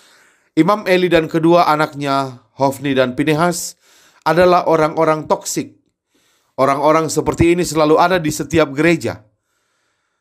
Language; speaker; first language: Indonesian; native; Indonesian